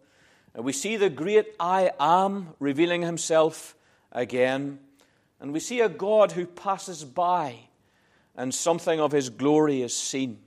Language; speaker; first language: English; native; English